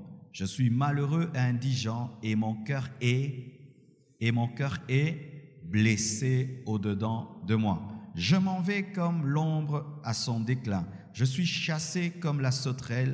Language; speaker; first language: French; non-native, local second language; Lingala